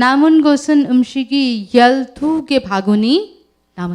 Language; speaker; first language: Korean; non-native, learner; Urdu